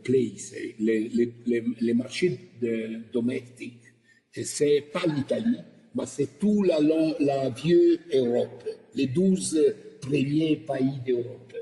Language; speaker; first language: French; non-native, learner; Italian